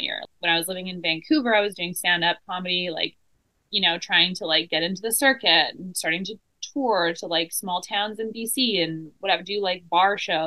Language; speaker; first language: English; native; English